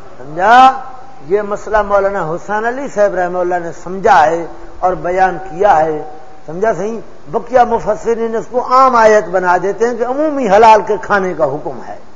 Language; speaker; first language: Urdu; non-native, local second language; Saraiki